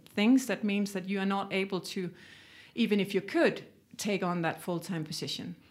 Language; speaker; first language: English; non-native, fluent; Danish